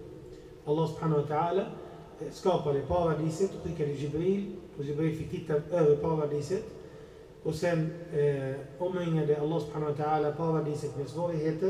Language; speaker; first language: Swedish; non-native, fluent; Arabic